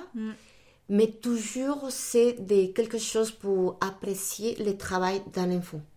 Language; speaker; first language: French; non-native, fluent; Spanish